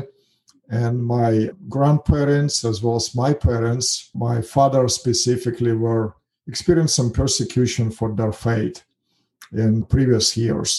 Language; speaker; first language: English; non-native, fluent; Russian